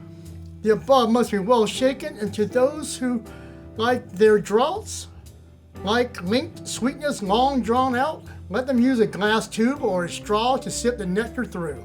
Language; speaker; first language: English; native; English